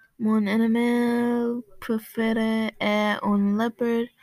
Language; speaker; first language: French; non-native, learner; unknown